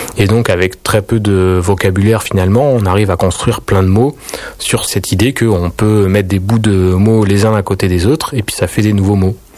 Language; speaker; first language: French; native; French